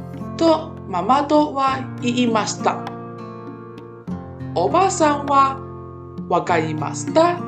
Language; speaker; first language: Japanese; non-native, learner; Malay